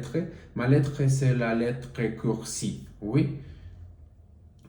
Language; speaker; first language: French; non-native, learner; Spanish